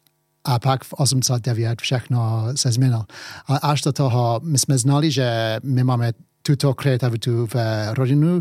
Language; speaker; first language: Czech; early bilingual, heritage; English